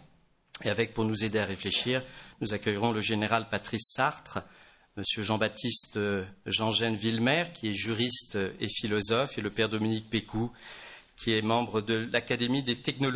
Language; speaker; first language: French; native; French